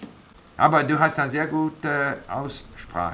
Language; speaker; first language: German; non-native, fluent; English